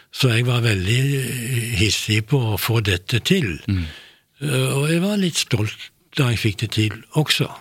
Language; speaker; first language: Norwegian; native; Norwegian